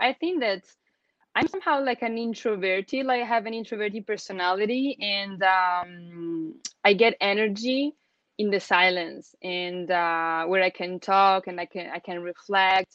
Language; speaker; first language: English; non-native, fluent; Italian